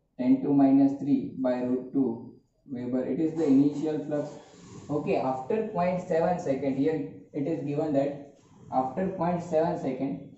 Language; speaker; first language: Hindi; non-native, local second language; Gujarati